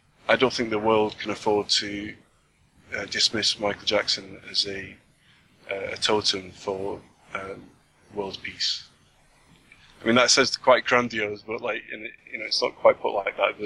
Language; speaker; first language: English; native; English